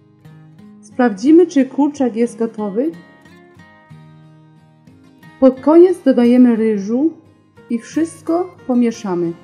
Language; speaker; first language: Polish; non-native, learner; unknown